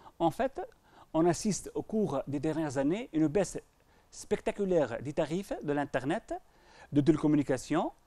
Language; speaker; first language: French; non-native, local second language; Arabic